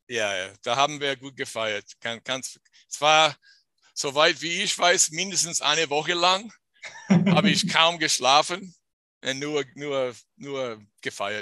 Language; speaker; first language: German; non-native, fluent; English